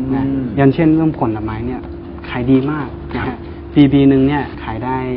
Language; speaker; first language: Thai; non-native, fluent; Chinese